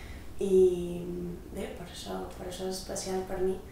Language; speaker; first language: Catalan; non-native, local second language; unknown